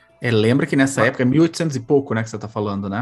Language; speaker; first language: Portuguese; native; Portuguese